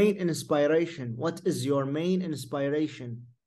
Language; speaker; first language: English; non-native, fluent; Arabic